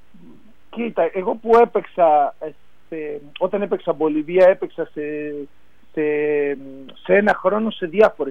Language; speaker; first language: Greek; non-native, fluent; Spanish